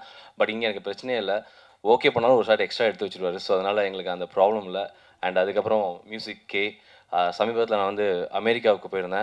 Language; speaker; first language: Tamil; native; Tamil